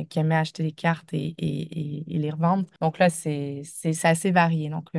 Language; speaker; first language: French; native; French